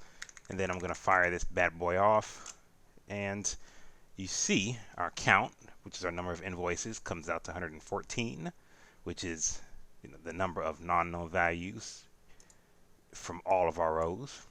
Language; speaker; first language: English; native; English